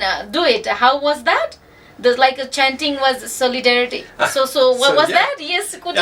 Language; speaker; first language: English; non-native, fluent; Nepali